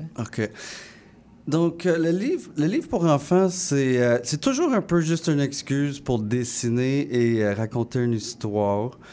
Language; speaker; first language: French; non-native, local second language; English